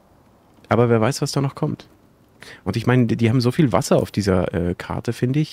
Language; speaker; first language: German; native; German